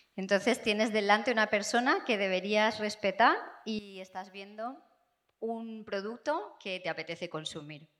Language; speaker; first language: Spanish; non-native, fluent; English